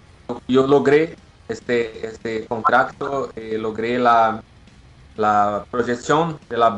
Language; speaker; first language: Spanish; non-native, learner; Portuguese